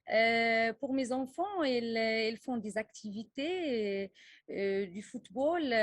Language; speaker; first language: French; non-native, local second language; Arabic